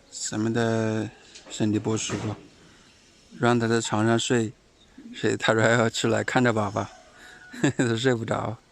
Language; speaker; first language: Chinese; native; Chinese